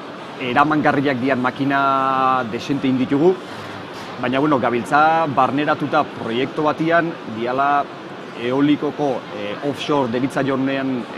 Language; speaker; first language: Basque; native; Basque